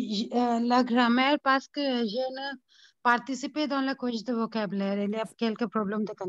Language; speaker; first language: French; non-native, learner; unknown